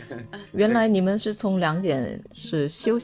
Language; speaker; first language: Chinese; non-native, fluent; Korean